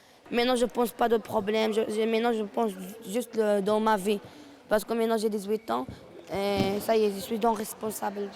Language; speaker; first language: French; non-native, learner; Arabic